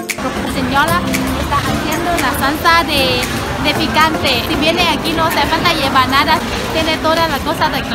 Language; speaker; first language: Spanish; non-native, learner; Thai